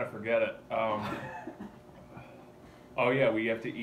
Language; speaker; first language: English; native; English